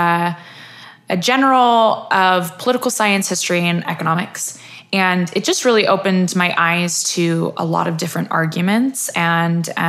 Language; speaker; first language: English; native; English